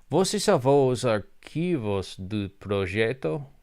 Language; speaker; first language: Portuguese; non-native, learner; English